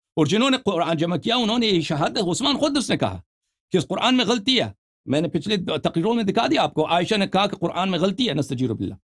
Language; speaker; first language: Urdu; non-native, fluent; Persian